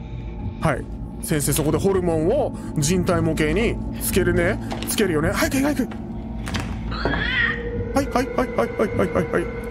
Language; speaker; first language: Japanese; native; Japanese